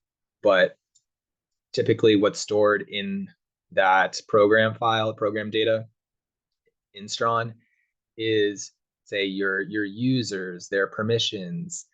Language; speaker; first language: English; native; English